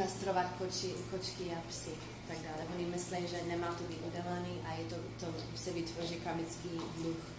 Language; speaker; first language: Czech; non-native, fluent; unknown